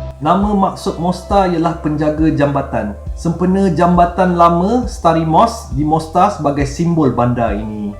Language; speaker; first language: Malay; native; Malay